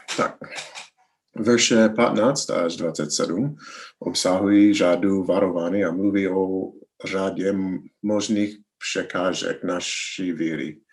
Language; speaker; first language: Czech; non-native, learner; English